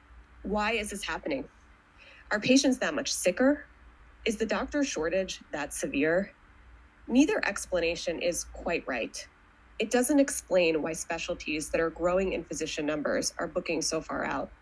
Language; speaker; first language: English; native; English